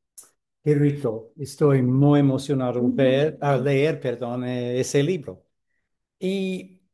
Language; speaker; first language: Spanish; non-native, fluent; English